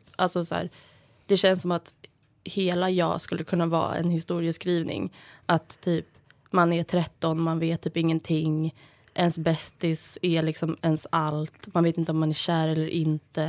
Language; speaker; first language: Swedish; native; Swedish